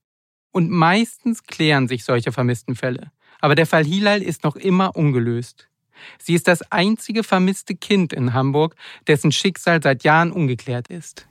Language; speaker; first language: German; native; German